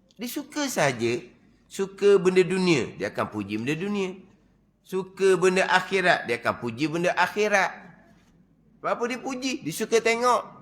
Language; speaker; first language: Malay; native; Malay